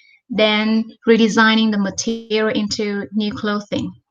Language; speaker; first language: English; non-native, fluent; Vietnamese